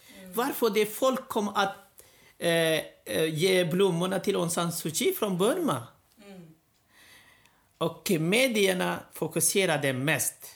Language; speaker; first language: Swedish; non-native, learner; Rohingya